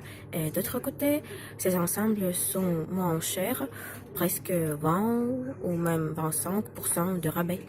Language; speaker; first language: French; non-native, fluent; Russian